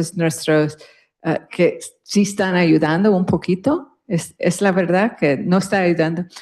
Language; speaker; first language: Spanish; early bilingual, heritage; Spanish